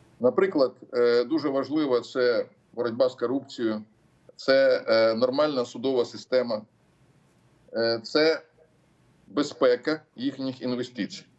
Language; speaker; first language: Ukrainian; non-native, local second language; Russian